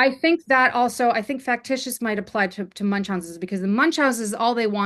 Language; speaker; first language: English; native; English